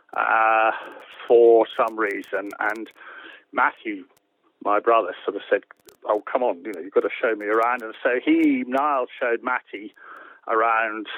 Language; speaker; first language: English; native; English